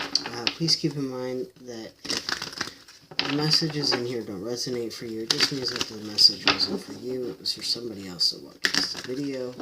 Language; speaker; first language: English; native; English